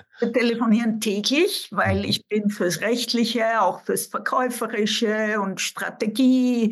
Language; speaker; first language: German; native; German